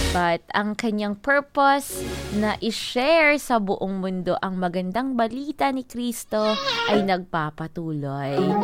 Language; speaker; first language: Filipino; non-native, local second language; Hiligaynon